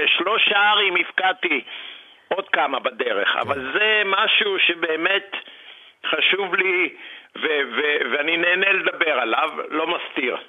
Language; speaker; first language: Hebrew; early bilingual, other home language; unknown